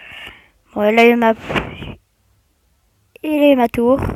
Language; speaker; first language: French; native; French